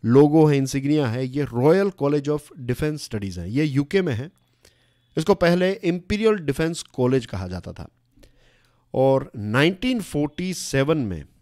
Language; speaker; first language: Hindi; non-native, local second language; Gujarati